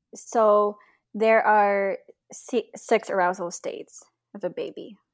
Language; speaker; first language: English; non-native, local second language; Filipino